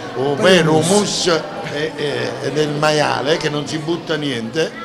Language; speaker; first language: Italian; native; Italian